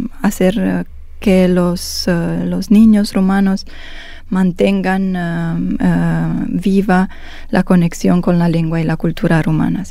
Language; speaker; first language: Spanish; non-native, fluent; Romanian